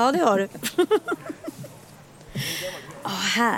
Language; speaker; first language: Swedish; native; Swedish